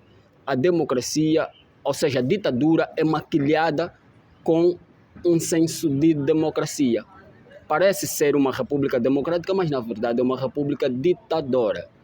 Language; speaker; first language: Portuguese; native; Portuguese